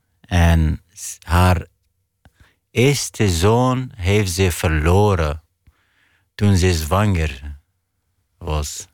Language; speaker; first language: Dutch; non-native, fluent; Arabic